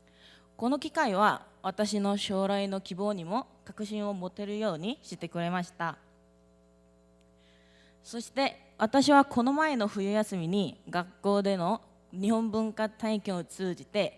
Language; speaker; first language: Japanese; non-native, learner; Korean